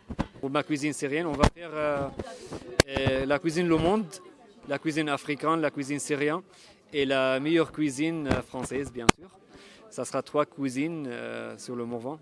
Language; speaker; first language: French; non-native, fluent; Arabic